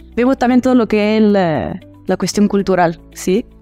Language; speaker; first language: Spanish; early bilingual, heritage; Italian